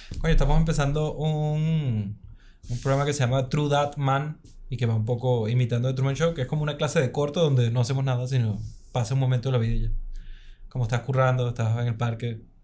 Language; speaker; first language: Spanish; native; Spanish